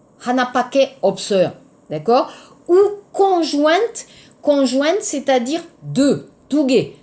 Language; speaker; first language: French; native; French